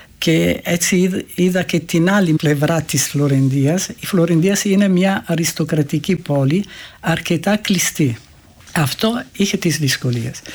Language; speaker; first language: Greek; non-native, fluent; Italian